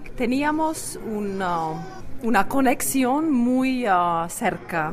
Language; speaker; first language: Spanish; non-native, fluent; Czech